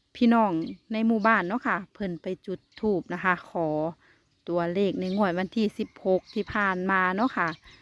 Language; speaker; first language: Thai; native; Thai